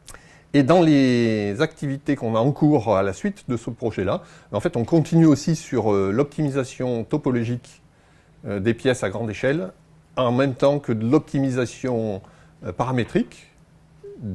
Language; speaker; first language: French; native; French